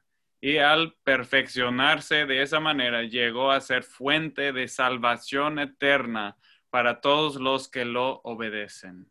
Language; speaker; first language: Spanish; non-native, fluent; English